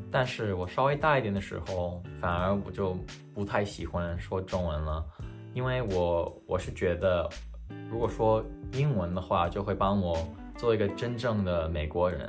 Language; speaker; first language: Chinese; early bilingual, heritage; Chinese